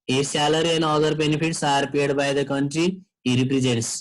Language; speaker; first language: English; non-native, local second language; Nepali